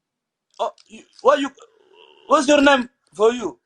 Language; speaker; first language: English; non-native, learner; Somali